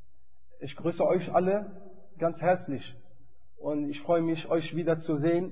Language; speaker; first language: German; non-native, fluent; Arabic